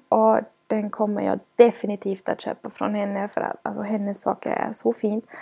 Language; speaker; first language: Swedish; non-native, fluent; German